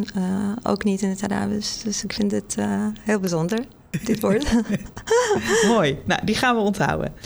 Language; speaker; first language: Dutch; non-native, fluent; Arabic